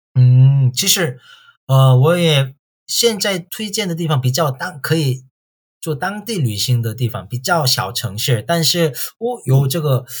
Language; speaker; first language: Chinese; non-native, fluent; Korean